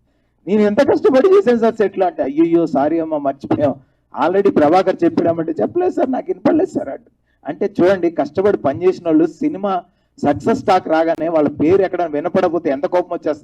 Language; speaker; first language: Telugu; native; Telugu